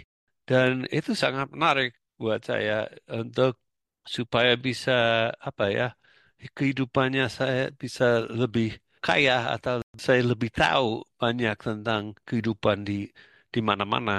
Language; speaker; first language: Indonesian; non-native, fluent; English